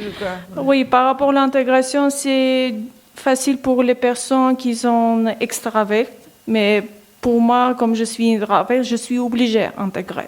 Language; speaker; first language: French; non-native, learner; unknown